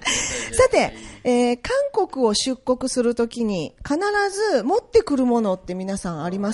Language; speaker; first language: Japanese; native; Japanese